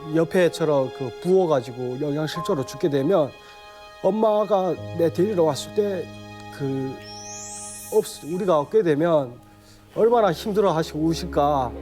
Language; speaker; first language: Korean; native; Korean